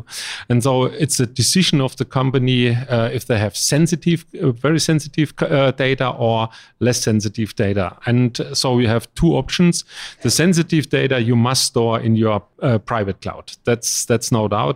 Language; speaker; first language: English; non-native, fluent; German